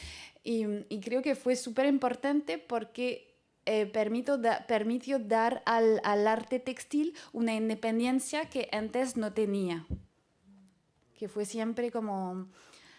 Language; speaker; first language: Spanish; non-native, fluent; French